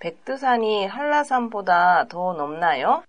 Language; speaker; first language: Korean; non-native, learner; Japanese